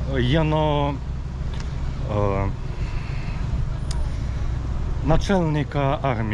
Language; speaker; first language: Polish; early bilingual, heritage; Russian